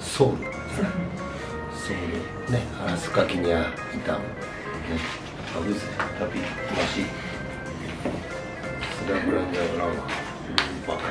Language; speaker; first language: Indonesian; non-native, learner; Japanese